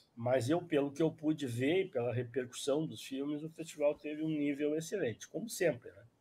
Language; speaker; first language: Portuguese; native; Portuguese